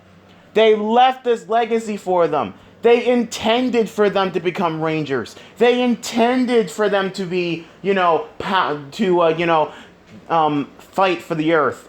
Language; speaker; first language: English; native; English